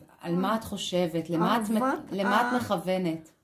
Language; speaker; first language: Hebrew; native; Hebrew